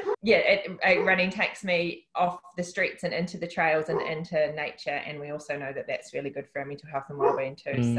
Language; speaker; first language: English; native; English